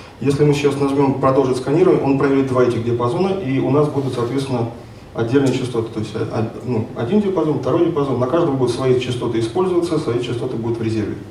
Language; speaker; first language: Russian; native; Russian